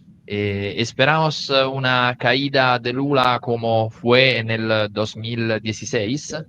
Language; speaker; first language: Spanish; non-native, fluent; Italian